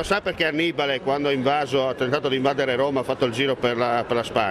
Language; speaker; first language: Italian; native; Italian